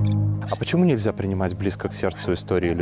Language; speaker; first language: Russian; native; Russian